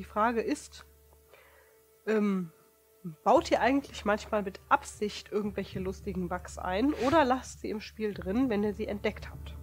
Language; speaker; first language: German; native; German